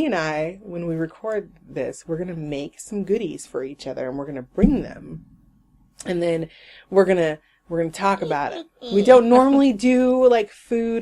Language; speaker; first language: English; native; English